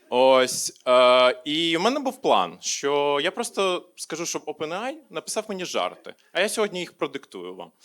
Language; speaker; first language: Ukrainian; non-native, local second language; Russian